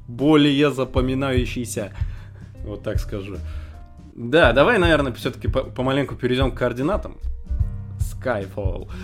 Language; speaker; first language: Russian; native; Russian